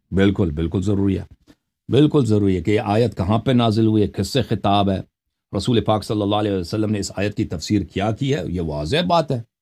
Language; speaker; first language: Urdu; non-native, local second language; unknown